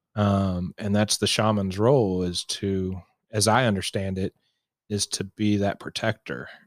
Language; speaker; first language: English; native; English